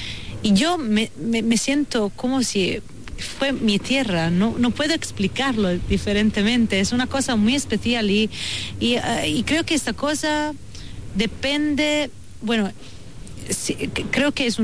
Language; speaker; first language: Spanish; non-native, fluent; Italian